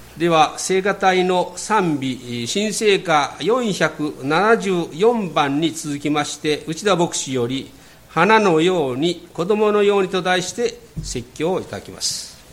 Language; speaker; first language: Japanese; native; Japanese